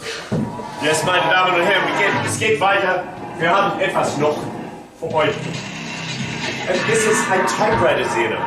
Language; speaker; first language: German; non-native, learner; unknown